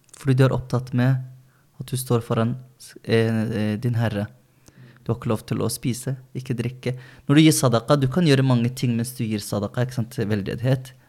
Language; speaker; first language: Norwegian; early bilingual, other home language; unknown